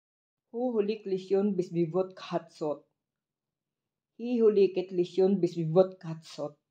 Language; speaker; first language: Hebrew; non-native, fluent; Filipino